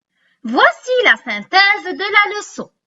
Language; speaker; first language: French; non-native, local second language; Arabic